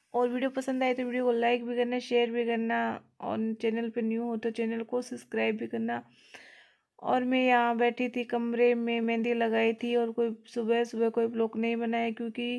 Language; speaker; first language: Hindi; native; Hindi